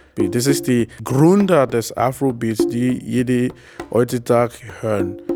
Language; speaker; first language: German; non-native, learner; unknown